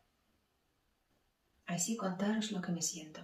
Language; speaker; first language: Spanish; non-native, fluent; Ukrainian